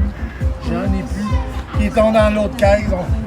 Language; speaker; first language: French; native; French